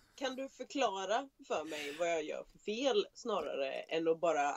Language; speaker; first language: Swedish; native; Swedish